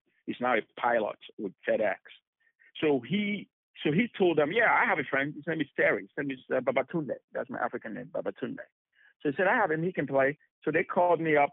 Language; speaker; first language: English; non-native, local second language; Bini